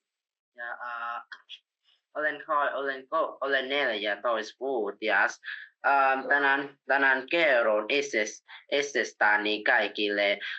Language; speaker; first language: Finnish; non-native, learner; Vietnamese